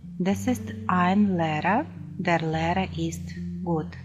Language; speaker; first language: German; non-native, fluent; Ukrainian